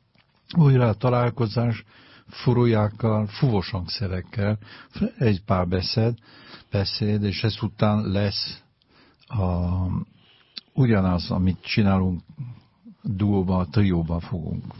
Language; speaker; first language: Hungarian; non-native, fluent; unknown